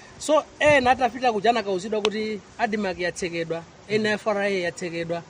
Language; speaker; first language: Nyanja; non-native, local second language; Tumbuka